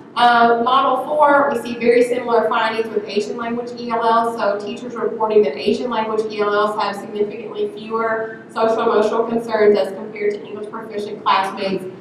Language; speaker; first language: English; native; English